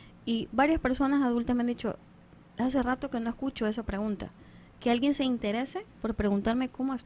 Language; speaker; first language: Spanish; native; Spanish